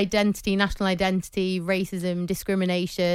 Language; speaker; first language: English; native; English